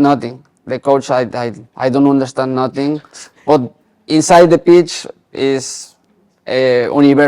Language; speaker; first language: English; non-native, learner; Spanish